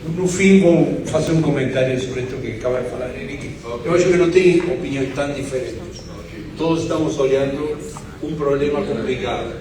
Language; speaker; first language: Portuguese; non-native, fluent; Spanish